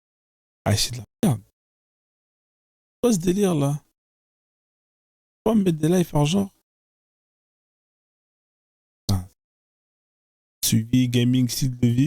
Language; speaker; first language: French; native; French